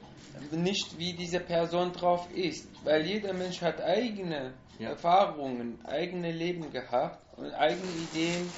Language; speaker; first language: German; non-native, learner; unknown